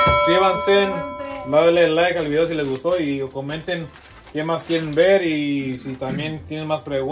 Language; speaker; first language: Spanish; early bilingual, heritage; Spanish